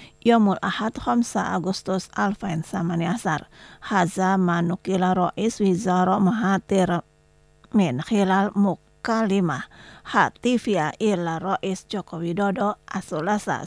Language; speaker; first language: Arabic; non-native, learner; Indonesian